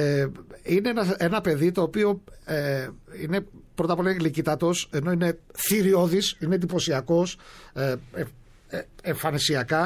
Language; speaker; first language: Greek; native; Greek